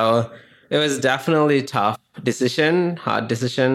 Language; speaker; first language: English; non-native, local second language; Sinhala